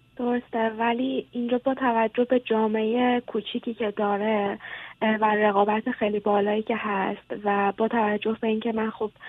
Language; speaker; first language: Persian; native; Persian